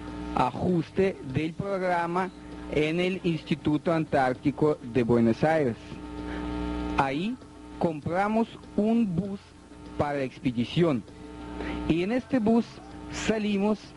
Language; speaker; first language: Spanish; non-native, fluent; Russian